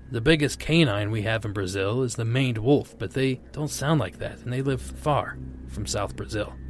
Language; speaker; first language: English; non-native, fluent; Portuguese